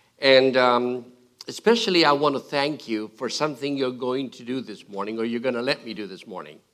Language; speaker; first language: English; non-native, fluent; Spanish